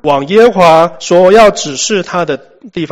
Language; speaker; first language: Chinese; native; Chinese